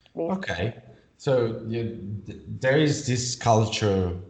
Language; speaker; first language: English; non-native, fluent; Italian